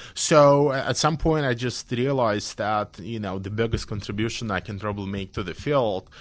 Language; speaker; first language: English; non-native, fluent; Belarusian